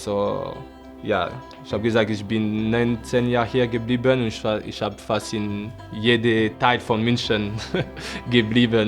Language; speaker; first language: German; non-native, learner; French